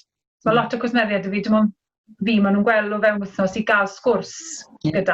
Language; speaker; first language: Welsh; native; Welsh